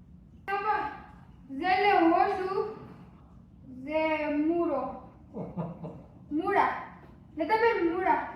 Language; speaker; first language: Hebrew; non-native, learner; Gujarati